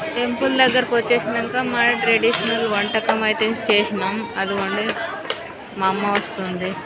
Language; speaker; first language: Telugu; non-native, local second language; Lambadi